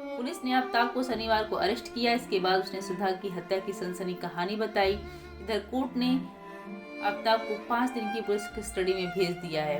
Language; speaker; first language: Hindi; native; Hindi